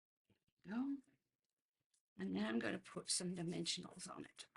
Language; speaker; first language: English; native; English